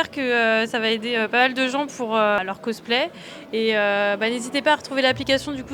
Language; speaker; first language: French; native; French